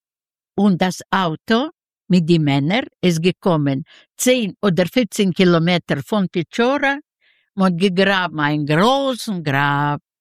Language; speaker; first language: German; non-native, learner; Yiddish